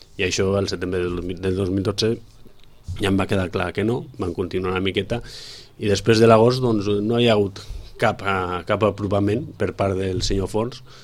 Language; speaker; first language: Catalan; non-native, local second language; Spanish